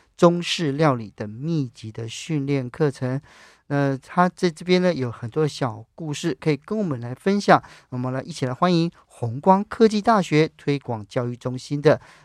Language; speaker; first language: Chinese; native; Chinese